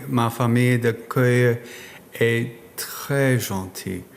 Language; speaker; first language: French; non-native, learner; English